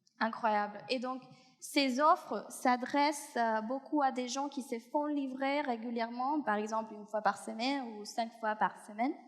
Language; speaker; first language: French; non-native, fluent; Spanish